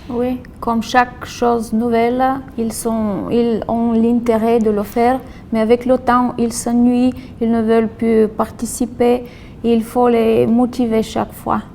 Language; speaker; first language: French; non-native, fluent; Bulgarian